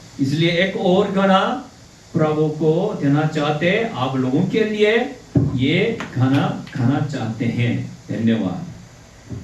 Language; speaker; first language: Hindi; non-native, fluent; Korean